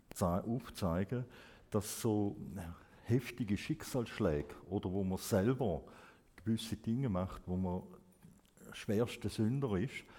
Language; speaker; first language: German; native; German